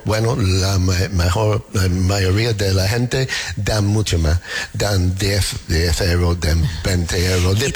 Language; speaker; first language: Spanish; non-native, learner; English